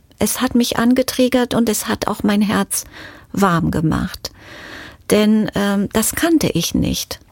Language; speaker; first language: German; non-native, fluent; Romanian